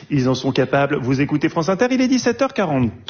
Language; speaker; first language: French; native; French